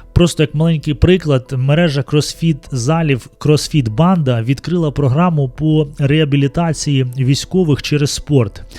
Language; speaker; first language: Ukrainian; non-native, local second language; Russian